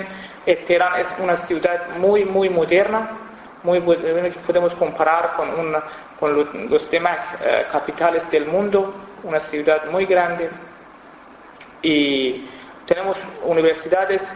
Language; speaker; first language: Spanish; non-native, fluent; Persian